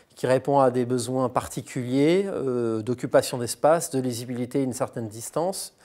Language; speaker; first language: French; native; French